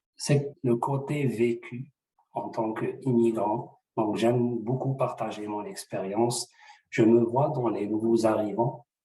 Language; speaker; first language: French; non-native, local second language; Arabic